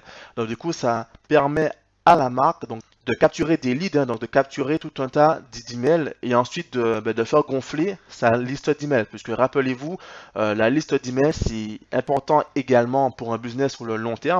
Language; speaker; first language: French; native; French